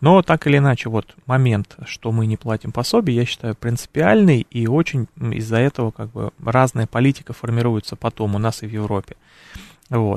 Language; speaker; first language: Russian; native; Russian